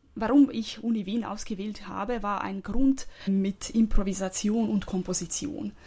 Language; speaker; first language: German; non-native, fluent; Croatian